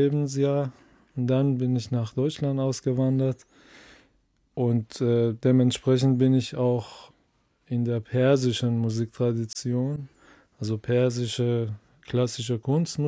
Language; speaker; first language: German; non-native, fluent; Persian